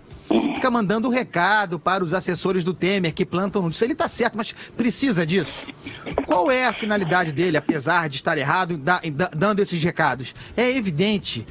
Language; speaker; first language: Portuguese; native; Portuguese